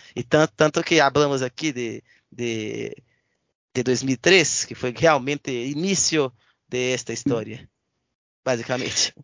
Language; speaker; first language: Spanish; non-native, learner; Portuguese